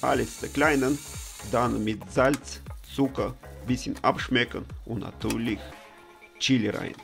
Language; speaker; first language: German; non-native, learner; Russian